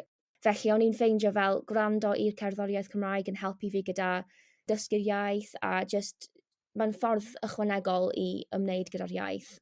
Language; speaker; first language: Welsh; non-native, local second language; English